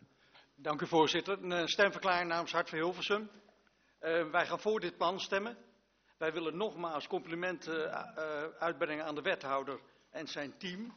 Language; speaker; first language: Dutch; native; Dutch